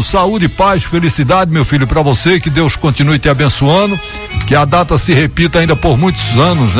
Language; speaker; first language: Portuguese; native; Portuguese